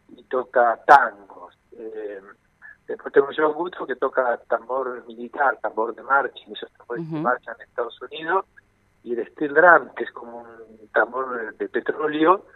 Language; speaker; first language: Spanish; native; Spanish